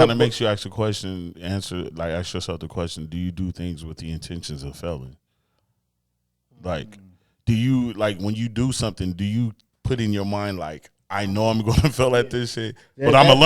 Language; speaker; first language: English; native; English